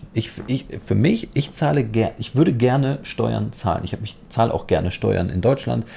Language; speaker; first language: German; non-native, fluent; Polish